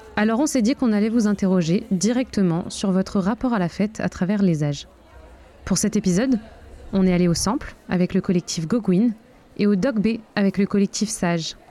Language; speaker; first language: French; native; French